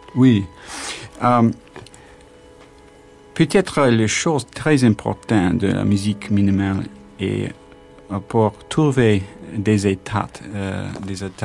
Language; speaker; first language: French; non-native, learner; English